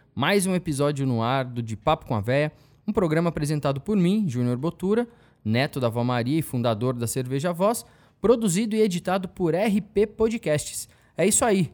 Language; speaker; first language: Portuguese; native; Portuguese